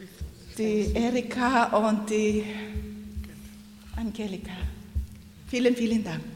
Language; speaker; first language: German; non-native, learner; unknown